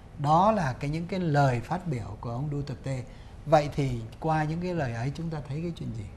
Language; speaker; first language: Vietnamese; native; Vietnamese